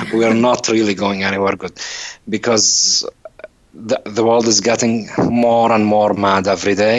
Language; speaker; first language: English; non-native, fluent; Arabic